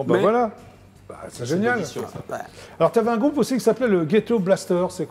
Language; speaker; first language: French; native; French